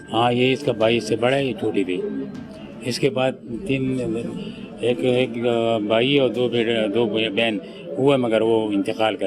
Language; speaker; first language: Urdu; non-native, local second language; Pashto